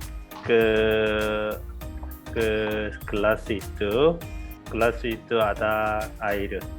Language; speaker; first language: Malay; non-native, learner; Korean